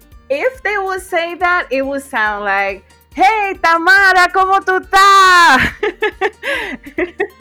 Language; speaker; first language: English; non-native, fluent; Spanish